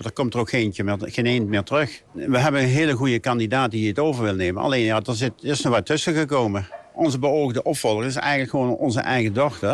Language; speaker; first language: Dutch; native; Dutch